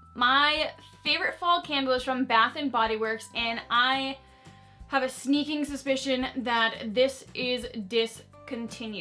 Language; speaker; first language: English; native; English